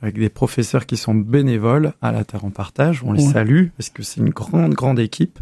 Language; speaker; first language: French; native; French